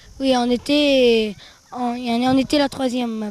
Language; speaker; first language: French; non-native, fluent; Arabic